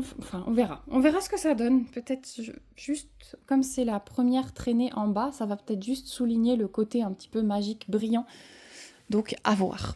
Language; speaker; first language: French; native; French